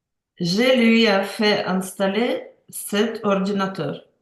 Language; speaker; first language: French; non-native, learner; Ukrainian